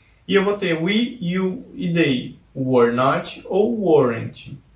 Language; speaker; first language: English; non-native, fluent; Portuguese